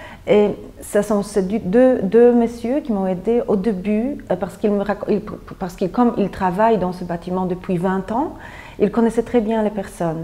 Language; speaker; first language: French; non-native, fluent; Polish